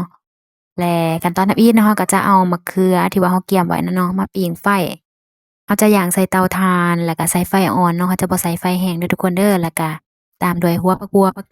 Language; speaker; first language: Thai; non-native, local second language; Lao